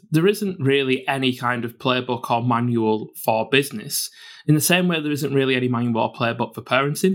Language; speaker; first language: English; native; English